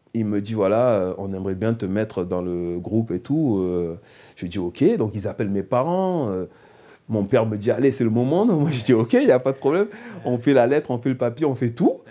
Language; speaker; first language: French; native; French